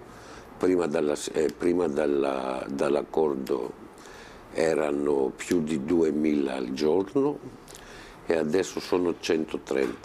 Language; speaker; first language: Italian; non-native, fluent; Greek